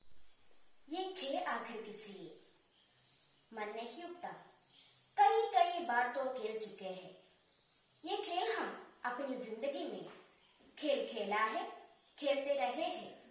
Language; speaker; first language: Hindi; non-native, local second language; Malayalam